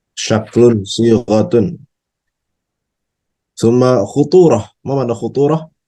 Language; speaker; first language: Arabic; non-native, fluent; Indonesian